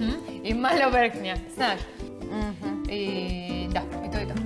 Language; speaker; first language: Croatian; non-native, learner; Spanish